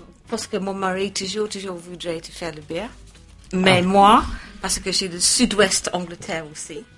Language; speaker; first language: French; non-native, learner; English